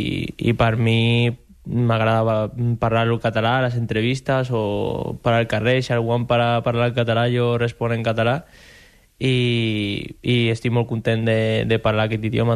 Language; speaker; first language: Catalan; non-native, local second language; Spanish